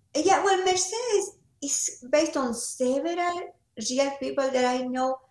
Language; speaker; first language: English; non-native, fluent; Spanish